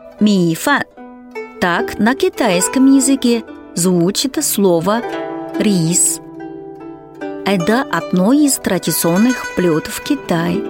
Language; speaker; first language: Russian; non-native, fluent; Chinese